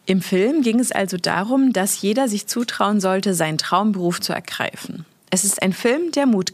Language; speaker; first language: German; native; German